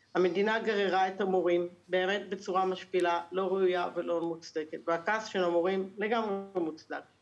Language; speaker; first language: Hebrew; native; Hebrew